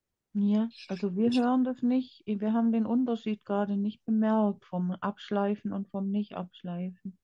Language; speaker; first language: German; native; German